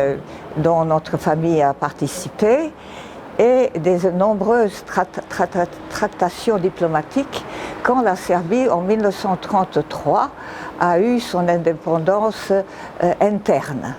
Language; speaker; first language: French; non-native, fluent; Serbian